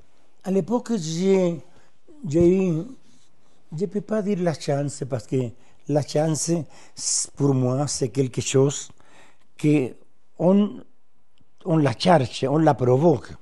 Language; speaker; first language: French; non-native, fluent; Spanish